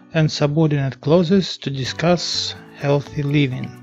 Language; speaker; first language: English; non-native, fluent; Russian